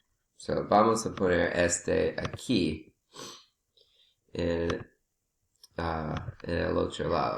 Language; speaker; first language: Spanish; non-native, learner; English